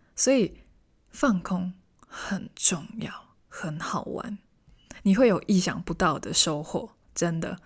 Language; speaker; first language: Chinese; non-native, local second language; Cantonese